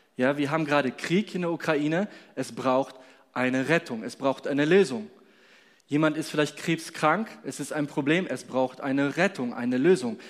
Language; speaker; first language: German; non-native, fluent; Polish